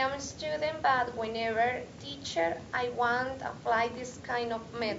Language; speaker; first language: English; non-native, learner; Spanish